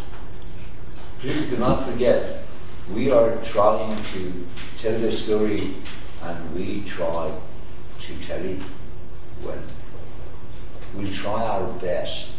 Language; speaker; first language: English; non-native, fluent; Persian